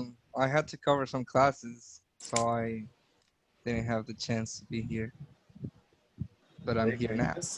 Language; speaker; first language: English; non-native, fluent; Spanish